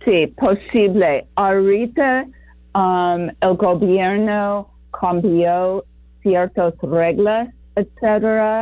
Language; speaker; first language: Spanish; non-native, fluent; English